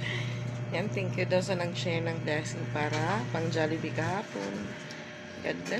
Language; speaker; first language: Filipino; native; Filipino